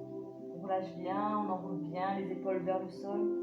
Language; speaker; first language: French; native; French